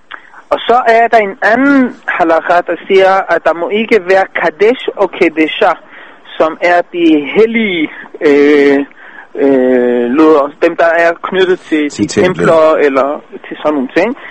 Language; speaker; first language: Danish; non-native, fluent; Hebrew